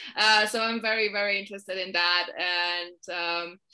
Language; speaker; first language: English; non-native, fluent; Polish